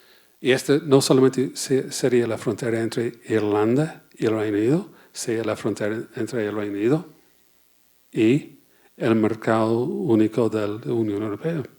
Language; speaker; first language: Spanish; non-native, fluent; English